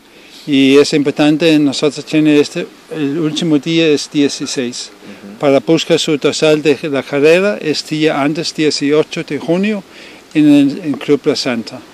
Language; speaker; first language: Spanish; non-native, learner; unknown